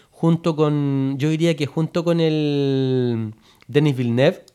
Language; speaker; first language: Spanish; native; Spanish